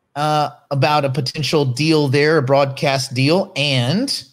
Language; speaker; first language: English; native; English